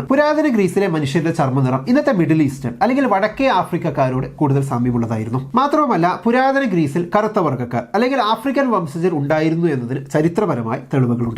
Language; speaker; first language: Malayalam; native; Malayalam